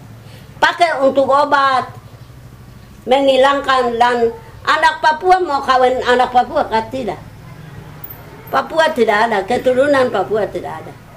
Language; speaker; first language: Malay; non-native, local second language; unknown